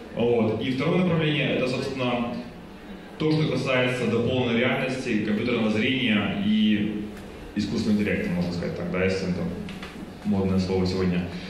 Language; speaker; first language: Russian; native; Russian